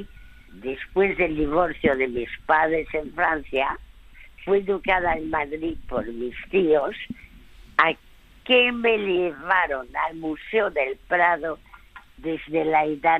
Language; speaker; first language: Spanish; early bilingual, other home language; French